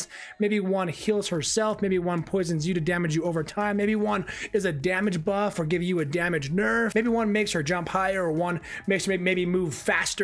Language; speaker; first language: English; native; English